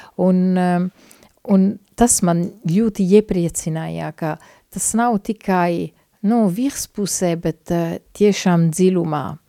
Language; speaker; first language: Latvian; non-native, fluent; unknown